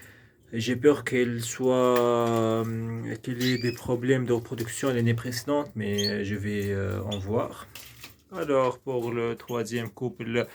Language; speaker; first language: French; non-native, local second language; Arabic